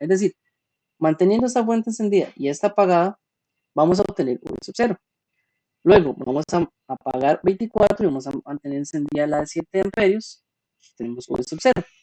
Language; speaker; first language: Spanish; native; Spanish